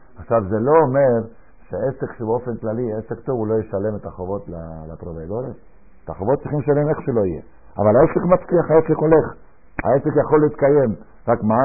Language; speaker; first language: Hebrew; non-native, fluent; Spanish